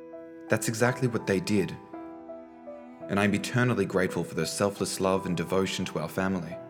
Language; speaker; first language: English; native; English